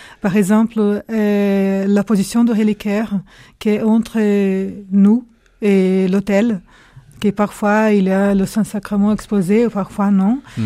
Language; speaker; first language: French; non-native, fluent; Portuguese